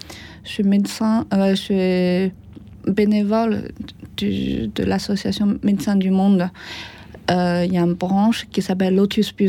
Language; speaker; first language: French; non-native, learner; Chinese